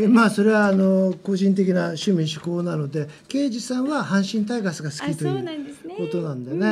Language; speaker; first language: Japanese; native; Japanese